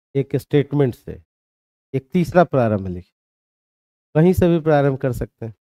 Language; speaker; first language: Hindi; native; Hindi